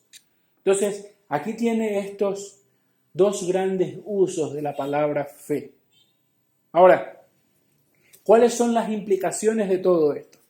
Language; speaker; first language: Spanish; native; Spanish